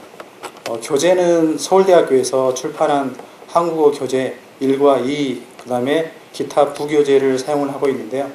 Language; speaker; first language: Korean; native; Korean